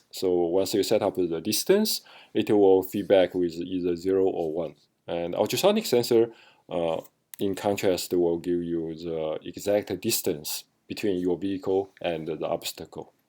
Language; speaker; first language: English; non-native, fluent; Chinese